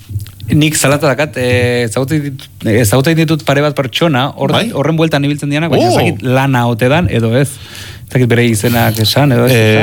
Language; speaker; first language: Basque; native; Basque